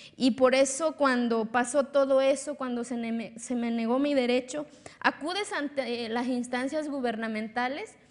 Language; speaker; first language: Spanish; non-native, local second language; Zapotec